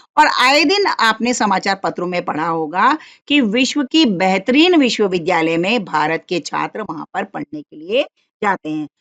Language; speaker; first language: Hindi; non-native, local second language; Marathi